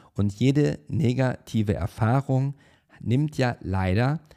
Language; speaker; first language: German; native; German